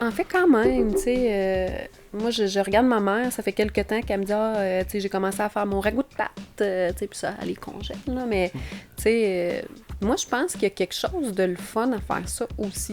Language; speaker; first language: French; native; French